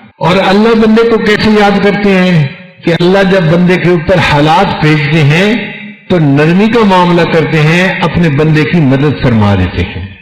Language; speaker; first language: Urdu; non-native, local second language; Punjabi